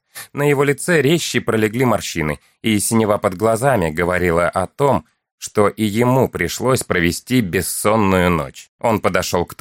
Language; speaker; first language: Russian; native; Russian